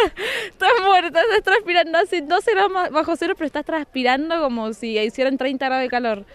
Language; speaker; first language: Spanish; native; Spanish